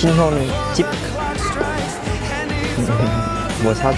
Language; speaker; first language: Korean; non-native, learner; Vietnamese